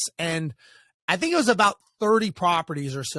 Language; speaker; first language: English; native; English